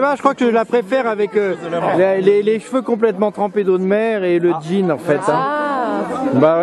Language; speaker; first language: French; native; French